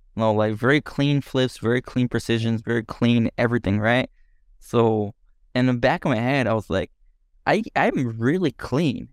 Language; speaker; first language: English; non-native, fluent; Japanese